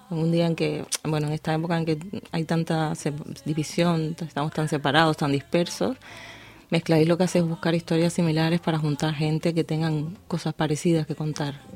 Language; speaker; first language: Spanish; native; Spanish